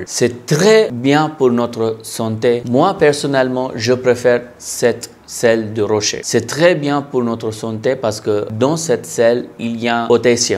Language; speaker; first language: French; non-native, learner; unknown